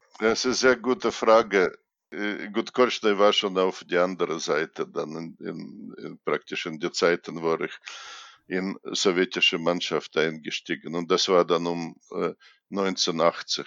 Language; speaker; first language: German; non-native, fluent; Russian